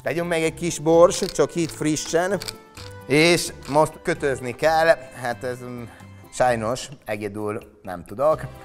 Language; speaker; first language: Hungarian; non-native, fluent; Italian